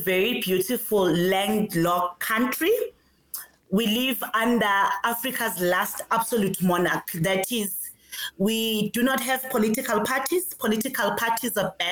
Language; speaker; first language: English; non-native, local second language; Swati